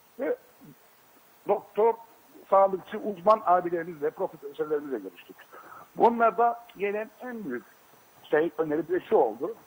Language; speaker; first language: Turkish; native; Turkish